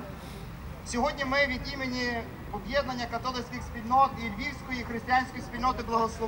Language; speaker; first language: Ukrainian; native; Ukrainian